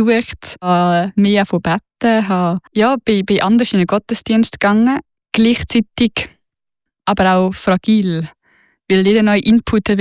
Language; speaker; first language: German; native; German